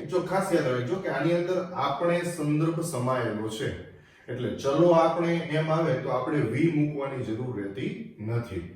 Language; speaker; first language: Gujarati; native; Gujarati